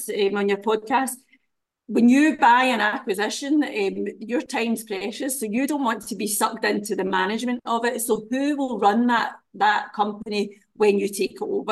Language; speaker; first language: English; native; English